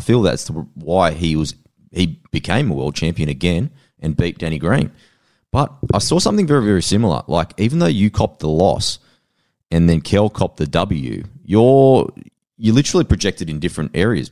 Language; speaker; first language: English; native; English